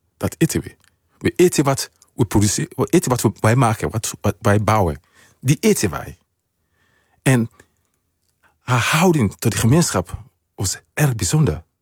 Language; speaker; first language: Dutch; non-native, fluent; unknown